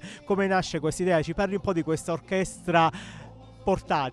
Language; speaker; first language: Italian; native; Italian